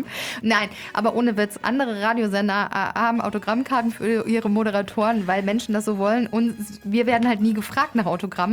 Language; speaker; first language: German; native; German